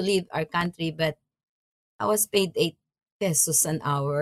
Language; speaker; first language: English; non-native, local second language; Maranao